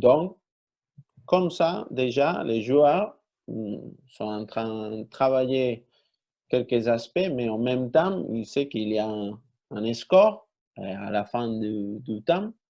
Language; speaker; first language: French; non-native, fluent; Spanish